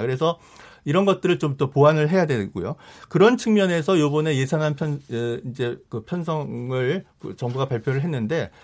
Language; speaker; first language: Korean; native; Korean